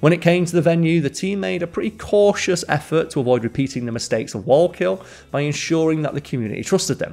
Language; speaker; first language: English; native; English